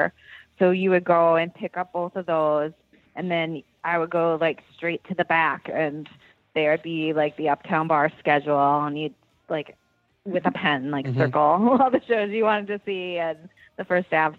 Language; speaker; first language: English; native; English